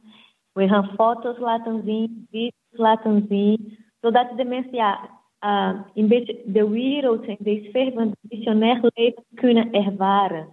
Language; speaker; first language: Dutch; non-native, fluent; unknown